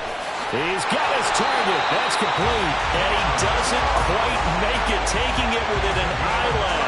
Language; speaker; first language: English; native; English